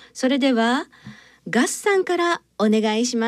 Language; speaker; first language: Japanese; native; Japanese